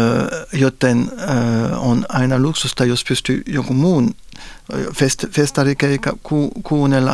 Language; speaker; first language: Finnish; non-native, fluent; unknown